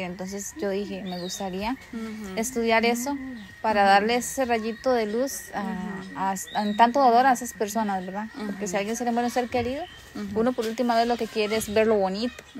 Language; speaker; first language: Spanish; native; Spanish